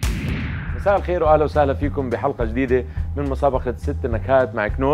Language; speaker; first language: Arabic; native; Arabic